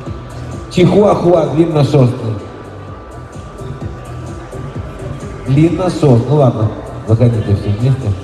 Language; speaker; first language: Russian; non-native, fluent; Georgian